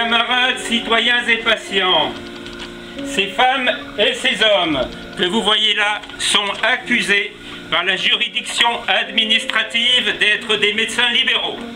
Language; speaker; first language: French; native; French